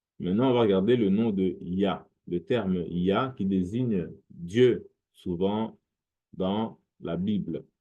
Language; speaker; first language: French; non-native, local second language; Lingala